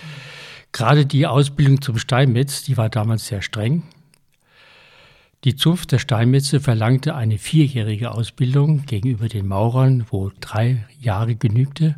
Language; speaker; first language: German; native; German